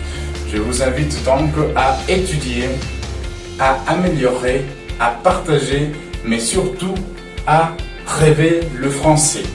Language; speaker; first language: French; non-native, fluent; Spanish